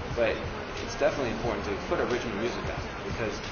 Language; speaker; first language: English; native; English